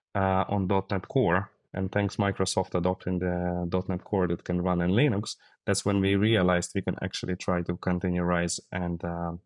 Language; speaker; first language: English; non-native, fluent; Russian